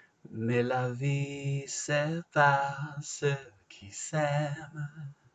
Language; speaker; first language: French; non-native, learner; English